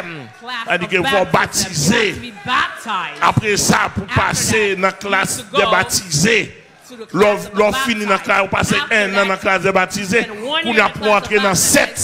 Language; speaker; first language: French; non-native, local second language; Haitian Creole